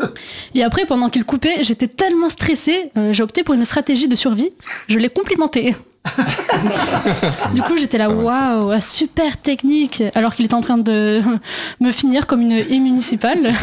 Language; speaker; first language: French; native; French